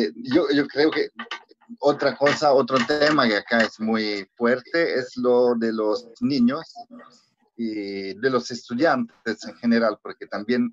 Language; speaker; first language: Spanish; non-native, fluent; Italian